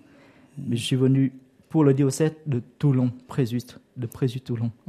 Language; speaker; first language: French; non-native, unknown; Vietnamese